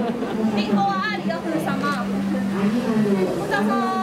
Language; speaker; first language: Japanese; native; Japanese